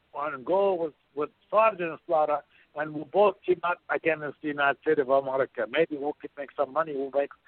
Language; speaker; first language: English; non-native, fluent; Arabic